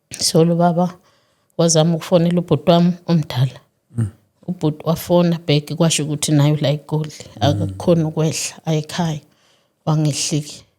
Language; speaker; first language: Zulu; native; Zulu